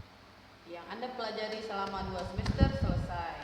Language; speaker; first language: Indonesian; native; Indonesian